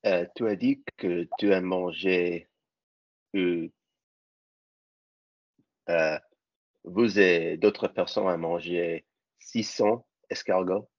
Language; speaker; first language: French; non-native, learner; English